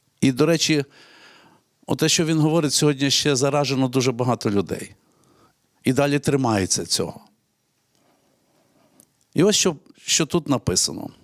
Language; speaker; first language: Ukrainian; native; Ukrainian